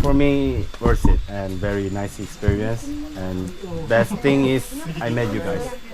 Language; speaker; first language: English; non-native, learner; Korean